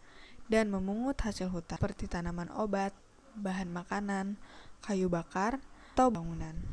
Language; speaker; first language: Indonesian; native; Indonesian